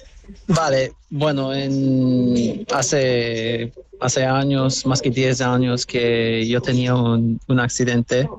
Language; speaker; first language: Spanish; non-native, fluent; English